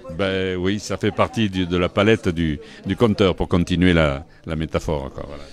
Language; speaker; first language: French; native; French